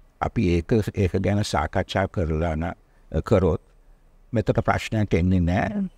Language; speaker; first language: Sinhala; non-native, local second language; Tamil